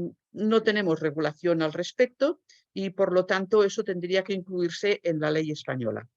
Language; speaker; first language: Spanish; native; Spanish